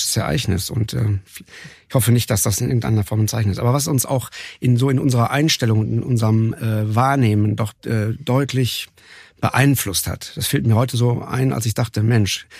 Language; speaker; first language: German; native; German